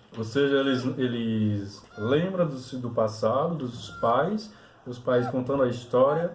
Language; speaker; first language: Portuguese; non-native, local second language; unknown